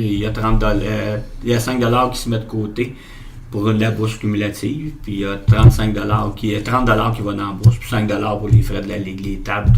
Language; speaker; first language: French; native; French